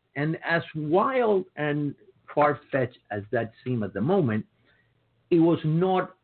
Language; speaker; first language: English; early bilingual, other home language; Spanish